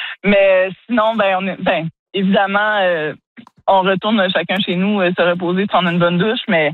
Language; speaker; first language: French; native; French